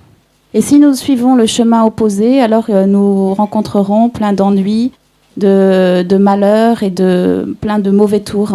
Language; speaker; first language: French; native; French